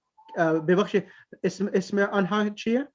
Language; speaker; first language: Persian; non-native, learner; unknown